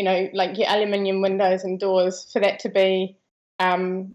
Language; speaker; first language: English; native; English